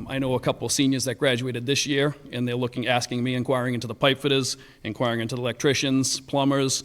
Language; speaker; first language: English; native; English